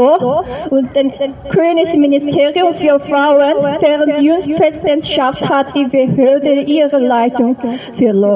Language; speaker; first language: German; non-native, learner; Korean